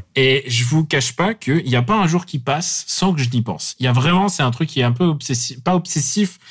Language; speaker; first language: French; non-native, fluent; Russian